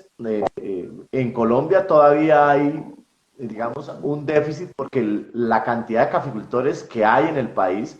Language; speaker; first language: Spanish; native; Spanish